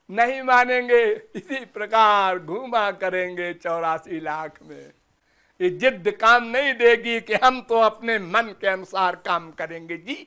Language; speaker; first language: Hindi; native; Hindi